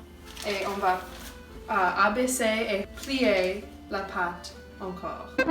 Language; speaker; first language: French; non-native, learner; English